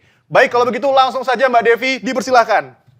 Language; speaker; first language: Indonesian; native; Indonesian